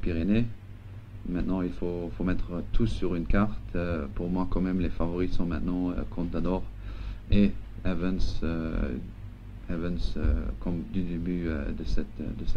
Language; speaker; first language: French; non-native, local second language; Luxembourgish